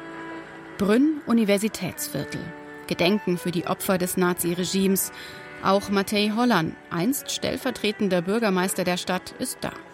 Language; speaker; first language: German; native; German